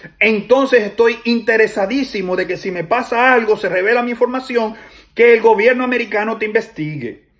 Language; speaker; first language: Spanish; native; Spanish